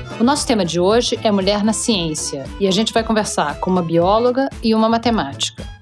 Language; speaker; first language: Portuguese; native; Portuguese